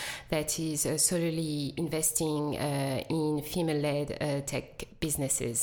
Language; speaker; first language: English; non-native, fluent; French